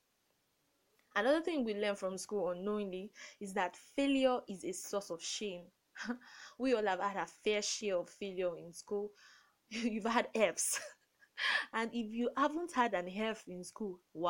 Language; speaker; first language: English; non-native, local second language; Yoruba